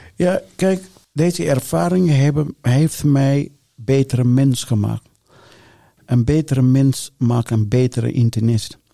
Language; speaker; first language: Dutch; non-native, fluent; Sinhala